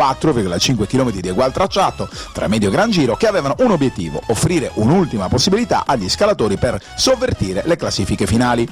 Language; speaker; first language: Italian; native; Italian